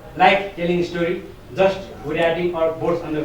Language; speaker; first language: English; non-native, local second language; Nepali